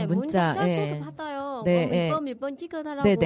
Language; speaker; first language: Korean; non-native, learner; Vietnamese